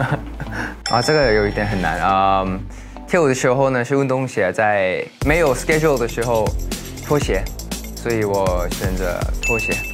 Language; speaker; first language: Chinese; non-native, fluent; Thai